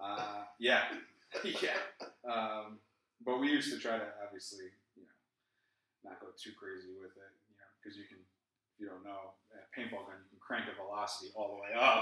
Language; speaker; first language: English; native; English